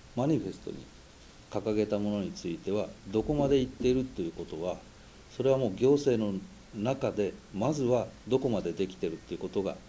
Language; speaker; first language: Japanese; native; Japanese